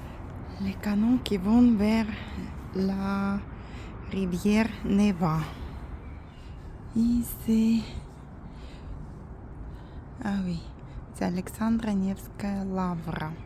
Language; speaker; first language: French; non-native, fluent; Russian